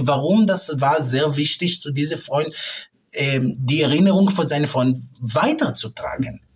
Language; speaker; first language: German; non-native, fluent; Hebrew